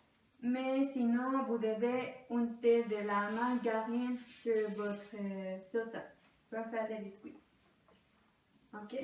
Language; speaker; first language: French; non-native, learner; Spanish